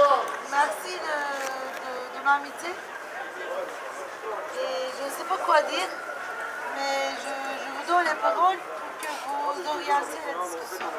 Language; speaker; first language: French; non-native, fluent; Turkish